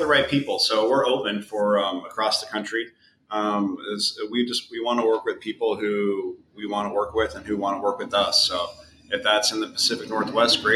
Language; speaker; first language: English; native; English